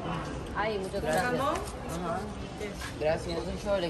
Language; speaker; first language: Spanish; non-native, learner; Turkish